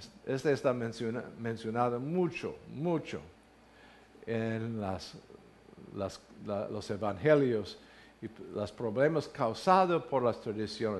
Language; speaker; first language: Spanish; non-native, fluent; English